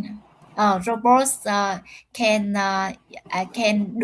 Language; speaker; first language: English; non-native, learner; Vietnamese